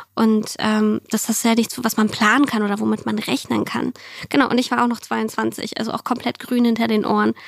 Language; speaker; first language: German; early bilingual, other home language; Russian